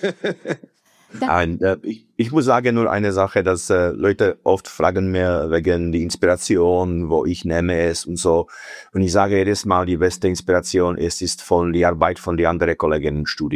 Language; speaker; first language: German; non-native, fluent; Czech